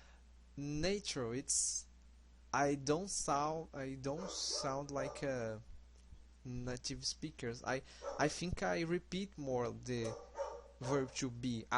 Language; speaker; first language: English; non-native, learner; Portuguese